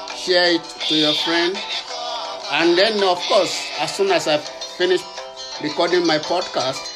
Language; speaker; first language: English; non-native, local second language; Yoruba